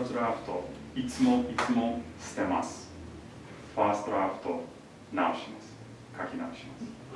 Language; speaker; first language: Japanese; non-native, learner; English